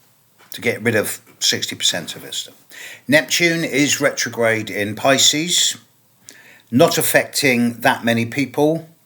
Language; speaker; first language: English; native; English